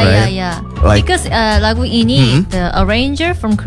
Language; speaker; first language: English; non-native, learner; Indonesian